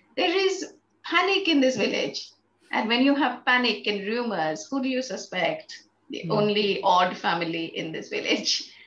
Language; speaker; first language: English; non-native, local second language; Bangla